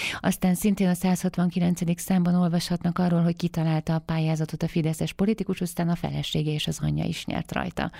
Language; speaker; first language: Hungarian; native; Hungarian